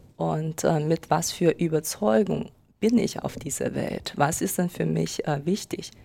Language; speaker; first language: German; non-native, fluent; Chinese